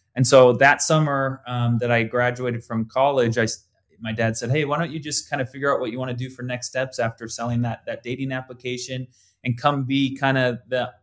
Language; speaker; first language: English; native; English